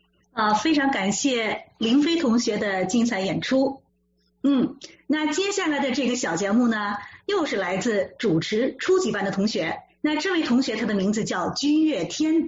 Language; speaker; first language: Chinese; native; Chinese